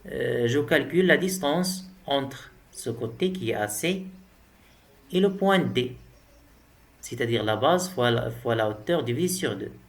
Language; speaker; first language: French; non-native, local second language; Arabic